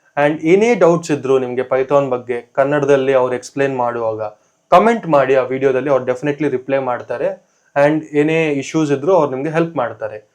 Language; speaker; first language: Kannada; non-native, local second language; Telugu